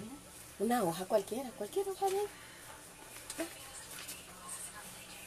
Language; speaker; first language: Spanish; native; Spanish